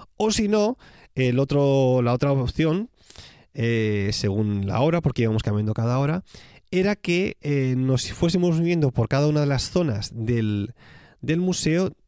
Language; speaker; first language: Spanish; native; Spanish